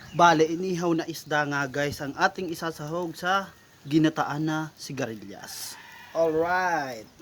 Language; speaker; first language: Filipino; non-native, local second language; Bikol